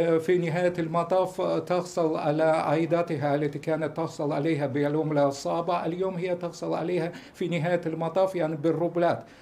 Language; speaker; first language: Arabic; non-native, fluent; Russian